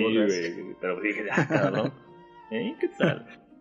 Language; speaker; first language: Spanish; native; Spanish